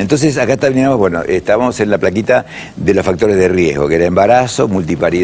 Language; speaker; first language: Spanish; native; Spanish